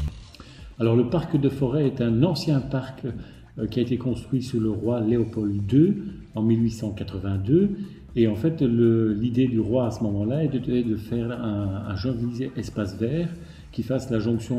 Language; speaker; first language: French; native; French